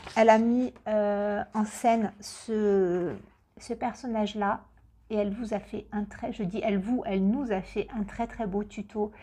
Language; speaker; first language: French; native; French